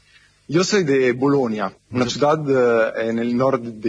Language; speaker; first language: Spanish; non-native, fluent; Italian